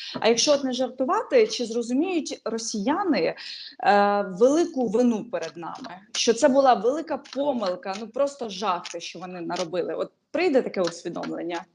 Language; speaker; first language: Ukrainian; native; Ukrainian